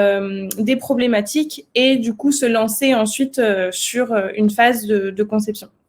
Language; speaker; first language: French; native; French